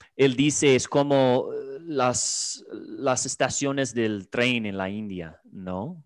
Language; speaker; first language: Spanish; non-native, fluent; English